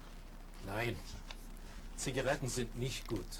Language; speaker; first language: German; non-native, fluent; English